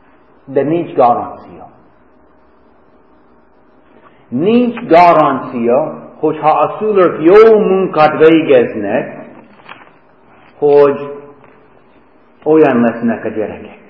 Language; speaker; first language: Hungarian; non-native, fluent; English